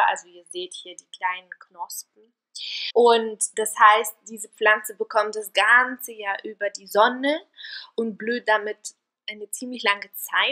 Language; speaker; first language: German; non-native, fluent; Bulgarian